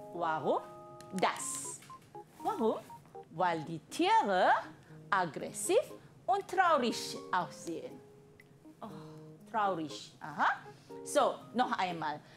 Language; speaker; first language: German; non-native, fluent; Malay